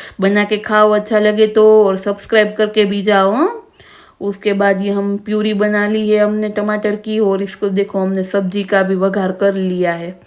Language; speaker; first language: Hindi; non-native, local second language; Gujarati